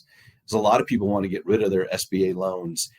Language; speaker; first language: English; native; English